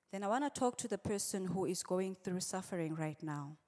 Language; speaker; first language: English; non-native, local second language; Swati